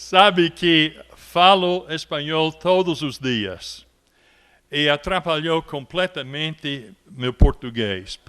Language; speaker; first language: Portuguese; non-native, fluent; English